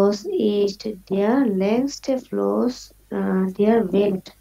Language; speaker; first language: German; non-native, learner; Bangla